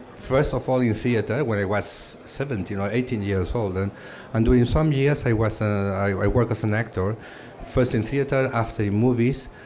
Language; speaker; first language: English; non-native, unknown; Catalan